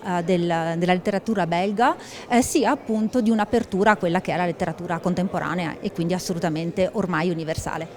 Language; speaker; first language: Italian; native; Italian